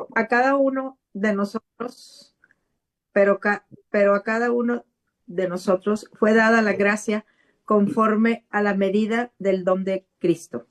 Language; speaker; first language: Spanish; native; Spanish